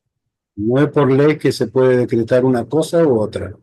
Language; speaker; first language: Portuguese; non-native, fluent; Spanish